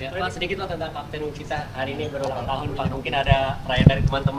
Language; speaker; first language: Indonesian; native; Indonesian